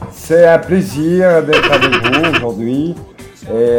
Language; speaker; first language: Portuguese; non-native, learner; French